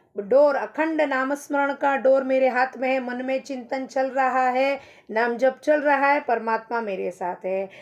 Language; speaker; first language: Hindi; non-native, local second language; Kannada